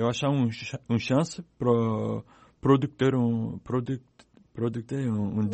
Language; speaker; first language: Portuguese; non-native, learner; English